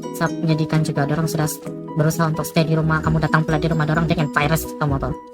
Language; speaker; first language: Malay; native; Malay